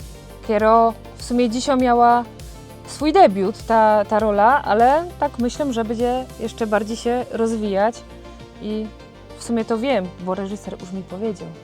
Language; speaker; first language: Polish; native; Polish